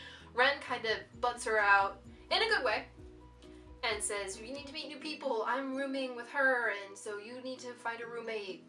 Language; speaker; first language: English; native; English